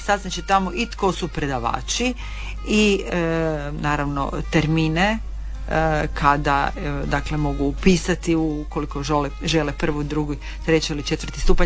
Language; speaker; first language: Serbian; native; Serbian